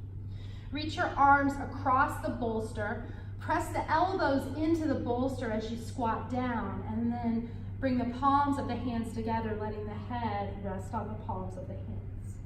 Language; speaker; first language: English; native; English